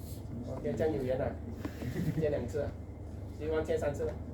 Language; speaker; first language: Chinese; native; Chinese